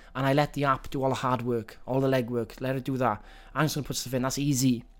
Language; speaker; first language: English; native; English